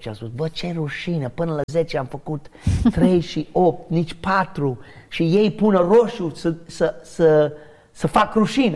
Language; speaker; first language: Romanian; non-native, learner; English